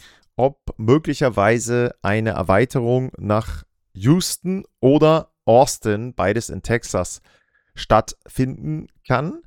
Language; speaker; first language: German; native; German